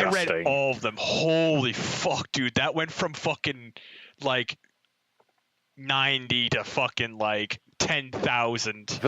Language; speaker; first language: English; native; English